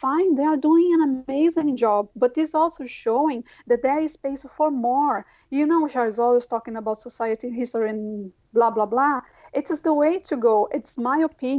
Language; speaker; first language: English; non-native, fluent; Portuguese